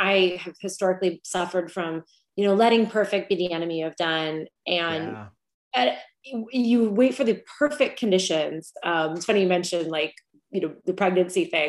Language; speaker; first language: English; native; English